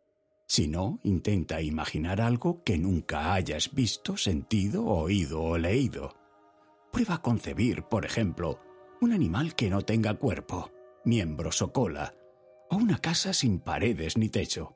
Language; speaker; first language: Spanish; native; Spanish